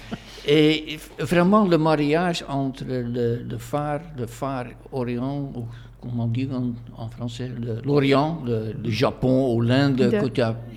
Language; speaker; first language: French; non-native, fluent; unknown